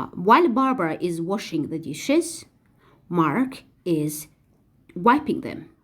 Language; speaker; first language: English; non-native, fluent; Azerbaijani